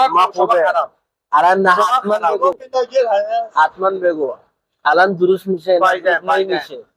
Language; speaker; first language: Persian; non-native, learner; Bangla